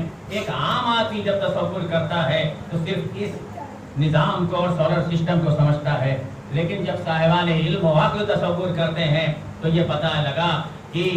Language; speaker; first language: Urdu; native; Urdu